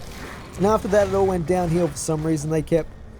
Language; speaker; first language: English; native; English